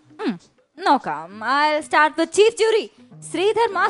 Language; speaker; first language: Malayalam; native; Malayalam